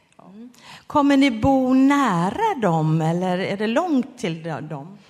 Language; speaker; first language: Swedish; native; Swedish